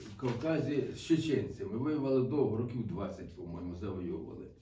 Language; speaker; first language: Ukrainian; native; Ukrainian